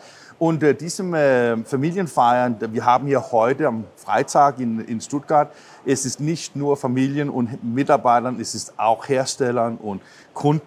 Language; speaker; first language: German; non-native, learner; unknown